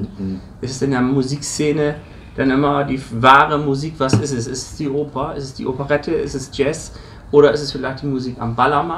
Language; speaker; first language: German; native; German